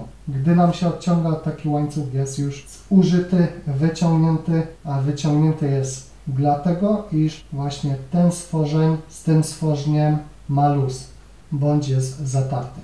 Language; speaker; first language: Polish; native; Polish